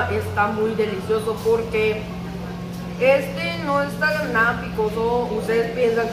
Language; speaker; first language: Spanish; early bilingual, other home language; Korean